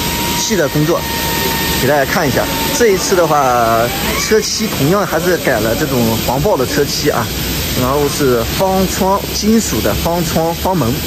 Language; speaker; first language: Chinese; native; Chinese